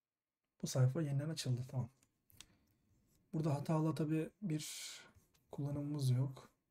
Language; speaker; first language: Turkish; native; Turkish